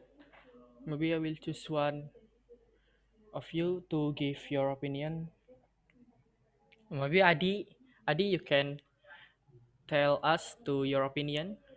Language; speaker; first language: English; non-native, learner; Indonesian